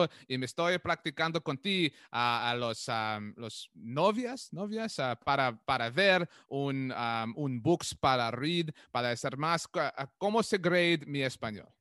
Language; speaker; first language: Spanish; non-native, learner; English